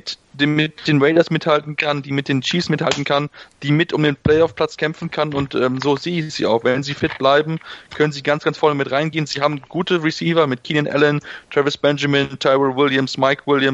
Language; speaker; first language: German; native; German